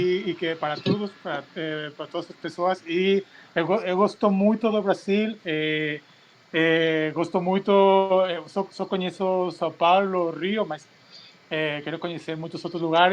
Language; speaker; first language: Portuguese; non-native, fluent; Spanish